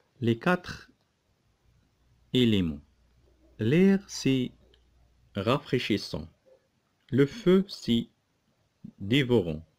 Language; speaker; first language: French; non-native, local second language; Arabic